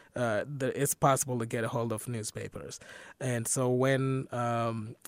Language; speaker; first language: English; non-native, fluent; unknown